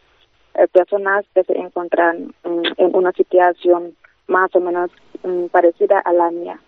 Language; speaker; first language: Spanish; non-native, fluent; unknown